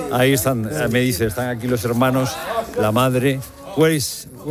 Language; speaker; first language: Spanish; native; Spanish